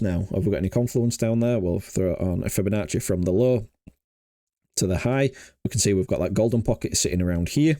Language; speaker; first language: English; native; English